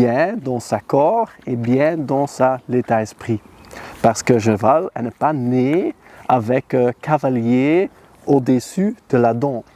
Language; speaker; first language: French; non-native, learner; Dutch